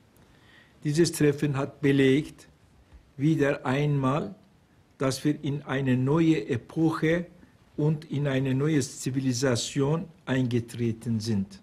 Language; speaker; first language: German; non-native, fluent; Turkish